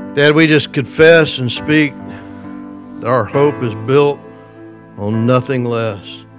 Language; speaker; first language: English; native; English